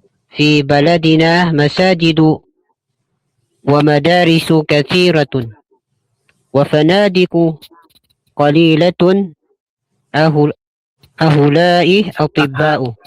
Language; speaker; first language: Arabic; non-native, learner; Filipino